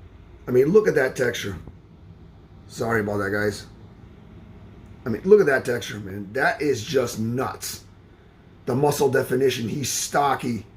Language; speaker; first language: English; native; English